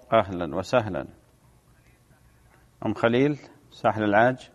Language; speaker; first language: Arabic; native; Arabic